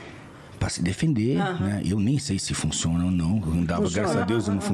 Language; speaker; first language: Portuguese; native; Portuguese